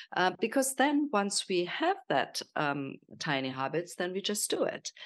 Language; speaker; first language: English; non-native, fluent; German